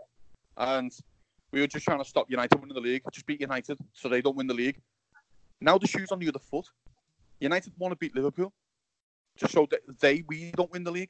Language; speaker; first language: English; native; English